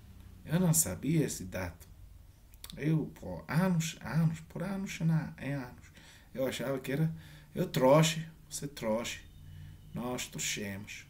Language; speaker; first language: Portuguese; non-native, learner; Spanish